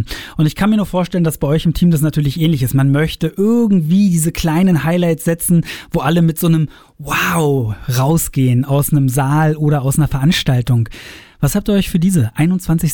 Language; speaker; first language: German; native; German